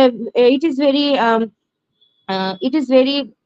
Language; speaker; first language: English; non-native, learner; Bangla